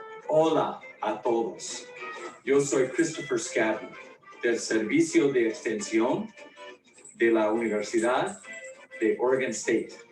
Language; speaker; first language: Spanish; non-native, learner; English